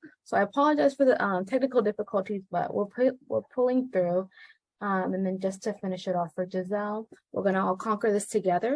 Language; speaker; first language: English; native; English